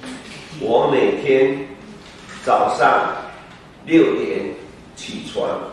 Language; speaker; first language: Chinese; non-native, learner; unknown